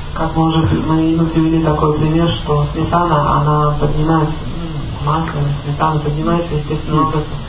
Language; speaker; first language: Russian; native; Russian